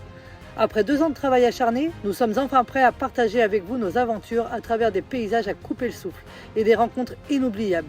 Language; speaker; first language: French; native; French